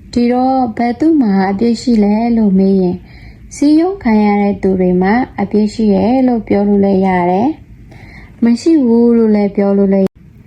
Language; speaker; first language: Burmese; non-native, local second language; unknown